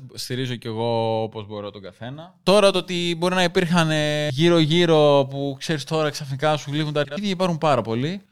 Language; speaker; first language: Greek; native; Greek